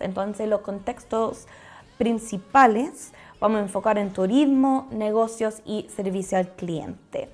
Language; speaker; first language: Spanish; non-native, fluent; English